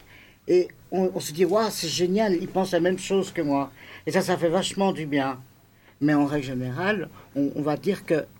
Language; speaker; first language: French; native; French